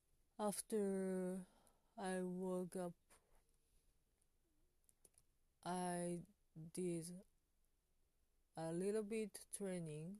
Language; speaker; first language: English; non-native, learner; Japanese